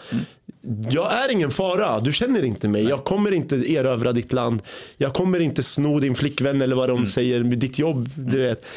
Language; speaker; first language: Swedish; early bilingual, other home language; Arabic